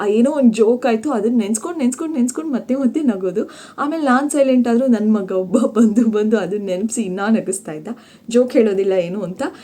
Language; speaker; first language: Kannada; non-native, local second language; Tulu